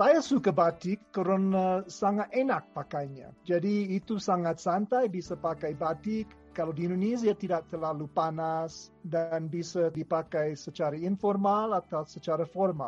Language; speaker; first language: Indonesian; non-native, fluent; English